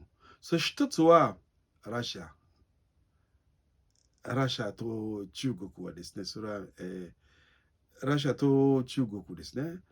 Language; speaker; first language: Japanese; non-native, learner; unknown